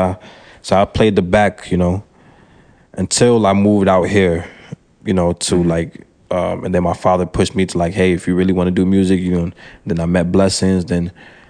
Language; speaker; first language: English; early bilingual, other home language; French